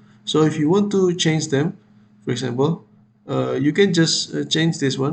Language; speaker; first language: English; non-native, fluent; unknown